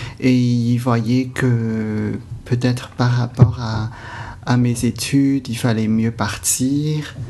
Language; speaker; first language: French; non-native, fluent; Cantonese